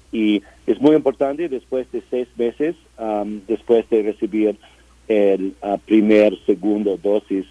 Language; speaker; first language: Spanish; non-native, learner; English